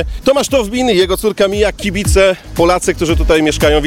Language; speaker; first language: Polish; native; Polish